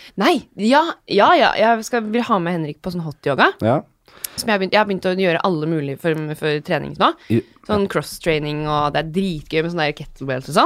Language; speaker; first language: Norwegian; native; Norwegian